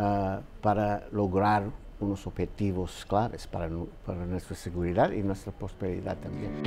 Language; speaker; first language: Spanish; non-native, fluent; English